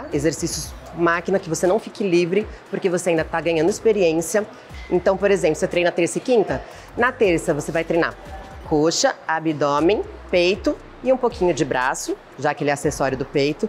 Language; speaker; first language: Portuguese; native; Portuguese